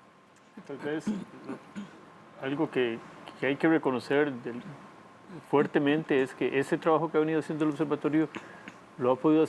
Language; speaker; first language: Spanish; native; Spanish